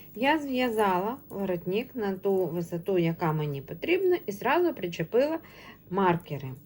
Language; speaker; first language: Ukrainian; non-native, local second language; Russian